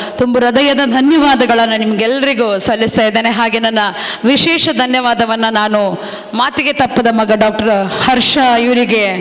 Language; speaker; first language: Kannada; non-native, local second language; Tulu